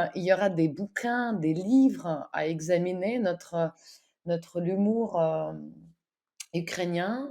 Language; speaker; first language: French; non-native, fluent; Ukrainian